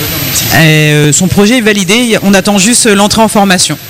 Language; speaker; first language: French; native; French